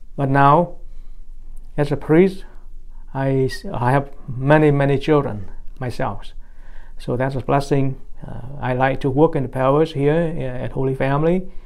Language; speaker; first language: English; non-native, fluent; Vietnamese